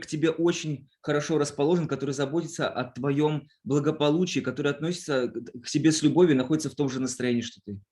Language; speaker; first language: Russian; native; Russian